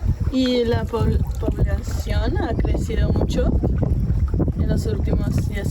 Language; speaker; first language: Spanish; non-native, fluent; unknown